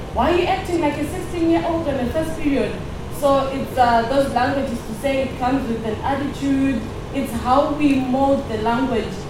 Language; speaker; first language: English; non-native, local second language; Shona